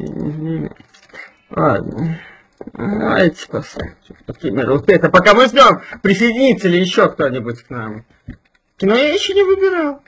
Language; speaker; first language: Russian; native; Russian